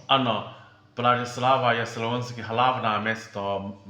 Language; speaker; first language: Slovak; non-native, learner; Chinese